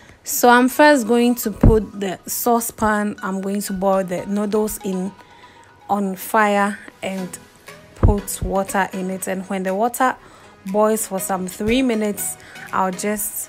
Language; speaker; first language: English; non-native, local second language; Akan